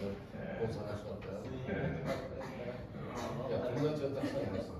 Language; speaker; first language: Japanese; non-native, fluent; Portuguese